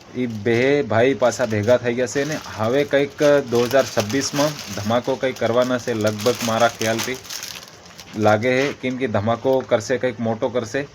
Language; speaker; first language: Gujarati; non-native, local second language; Bhili